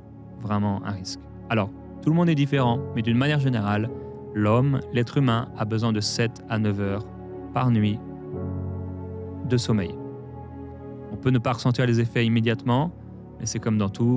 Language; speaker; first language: French; native; French